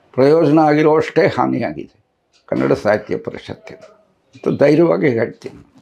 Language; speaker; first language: Kannada; non-native, local second language; Tamil